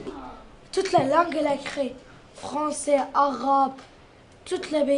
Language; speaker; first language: French; non-native, learner; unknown